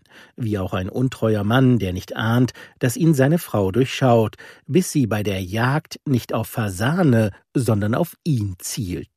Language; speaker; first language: German; native; German